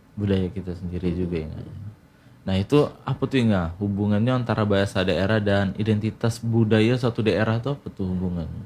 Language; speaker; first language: Indonesian; native; Indonesian